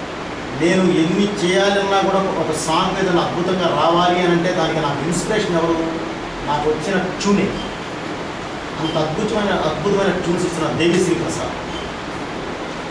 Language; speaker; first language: Telugu; native; Telugu